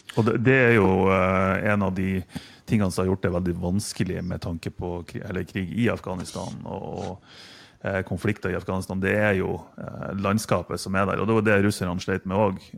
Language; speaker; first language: Norwegian; non-native, fluent; German